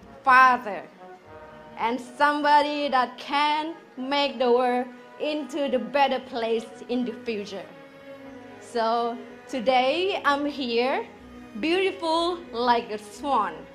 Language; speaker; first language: English; non-native, learner; Thai